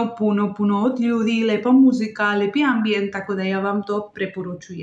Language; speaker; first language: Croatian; non-native, learner; Spanish